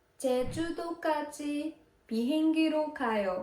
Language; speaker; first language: Korean; non-native, fluent; Ukrainian